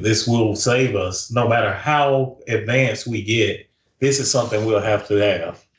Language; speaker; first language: English; native; English